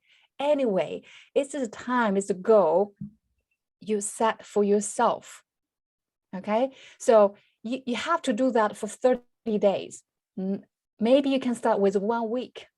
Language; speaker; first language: English; non-native, fluent; Chinese